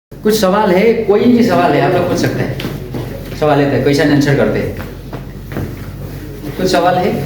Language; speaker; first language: Hindi; non-native, local second language; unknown